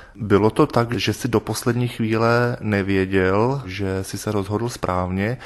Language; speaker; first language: Czech; native; Czech